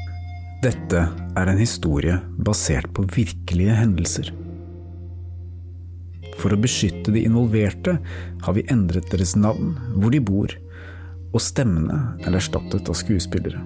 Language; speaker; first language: Norwegian; native; Norwegian